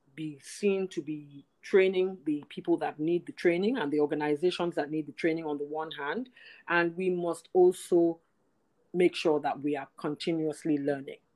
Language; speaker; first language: English; non-native, local second language; Yoruba